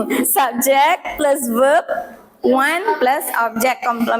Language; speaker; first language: English; non-native, fluent; Indonesian